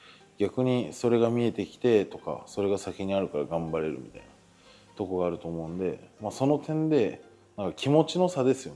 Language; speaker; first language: Japanese; native; Japanese